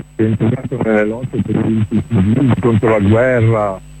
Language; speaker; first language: Italian; native; Italian